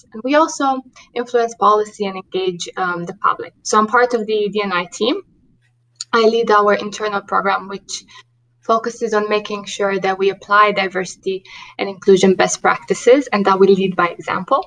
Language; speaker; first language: English; non-native, fluent; Romanian